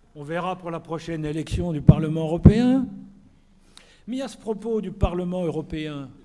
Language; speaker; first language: French; native; French